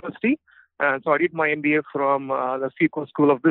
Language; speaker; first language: English; non-native, local second language; Telugu